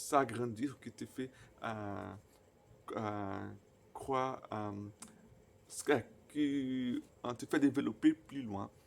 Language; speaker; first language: French; non-native, fluent; Portuguese